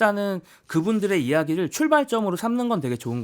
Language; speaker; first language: Korean; native; Korean